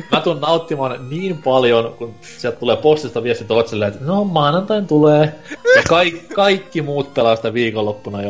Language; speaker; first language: Finnish; native; Finnish